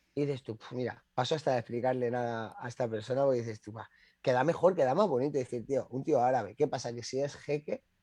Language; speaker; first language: Spanish; native; Spanish